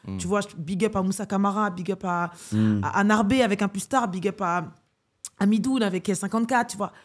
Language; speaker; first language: French; native; French